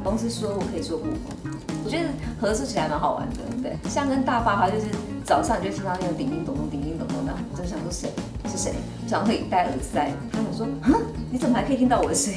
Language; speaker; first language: Chinese; native; Chinese